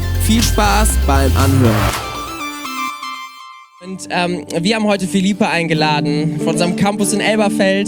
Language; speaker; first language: German; native; German